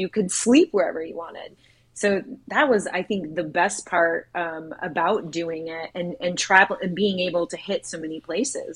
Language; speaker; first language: English; native; English